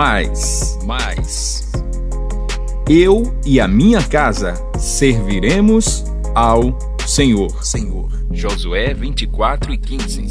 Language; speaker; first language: Portuguese; native; Portuguese